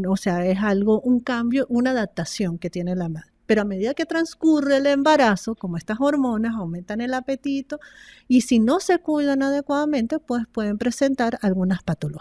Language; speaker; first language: Spanish; native; Spanish